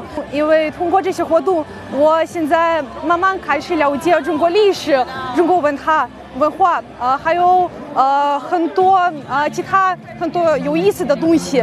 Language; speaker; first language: Chinese; non-native, fluent; Russian